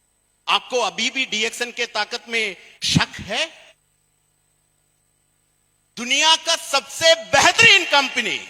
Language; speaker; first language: Hindi; non-native, local second language; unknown